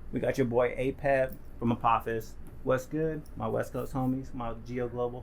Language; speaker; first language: English; native; English